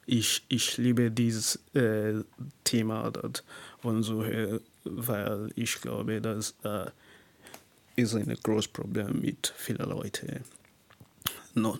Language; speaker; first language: German; non-native, learner; English